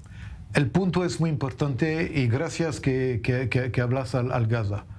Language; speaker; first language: Spanish; non-native, fluent; French